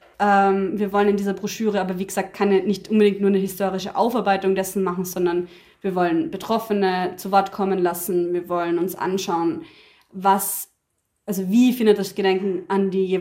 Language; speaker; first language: German; native; German